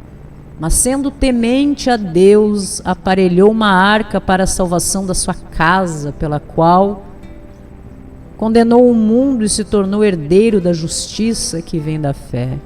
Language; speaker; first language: Portuguese; native; Portuguese